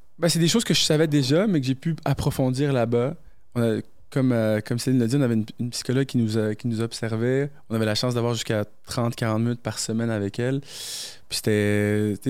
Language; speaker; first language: French; early bilingual, other home language; Arabic